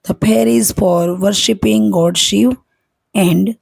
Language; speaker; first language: English; non-native, local second language; Gujarati